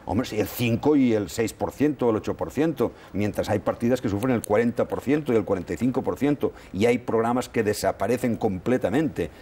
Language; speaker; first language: Spanish; non-native, local second language; Catalan